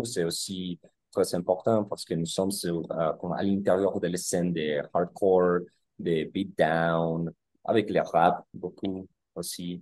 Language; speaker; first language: French; non-native, learner; Spanish